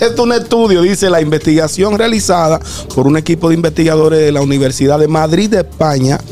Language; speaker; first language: Spanish; native; Spanish